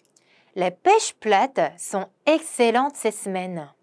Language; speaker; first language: French; non-native, fluent; Korean